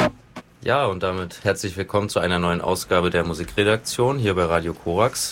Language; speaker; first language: German; native; German